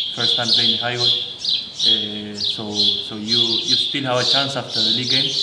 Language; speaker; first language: English; non-native, fluent; Spanish